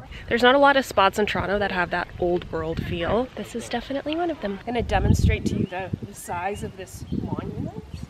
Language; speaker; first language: English; early bilingual, other home language; Russian